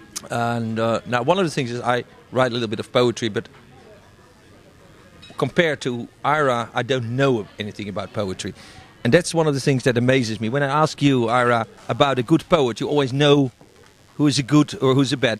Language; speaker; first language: English; non-native, fluent; Dutch